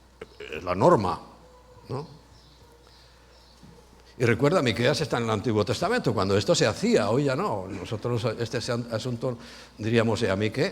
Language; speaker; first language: Spanish; native; Spanish